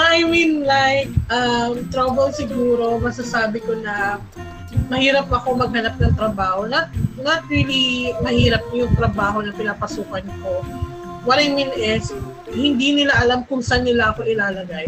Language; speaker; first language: English; non-native, local second language; Filipino